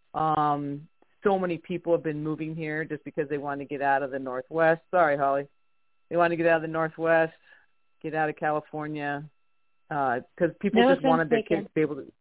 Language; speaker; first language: English; native; English